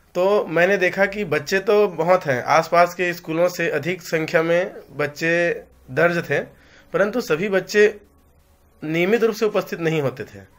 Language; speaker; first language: Hindi; native; Hindi